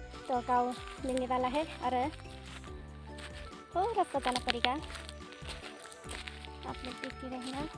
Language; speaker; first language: Hindi; non-native, local second language; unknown